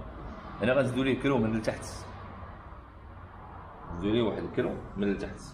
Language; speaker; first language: Arabic; native; Arabic